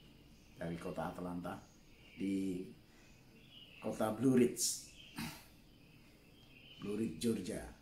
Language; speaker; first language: Indonesian; non-native, local second language; Javanese